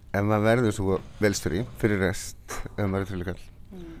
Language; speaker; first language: Icelandic; native; Icelandic